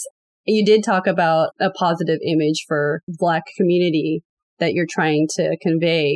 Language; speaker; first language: English; native; English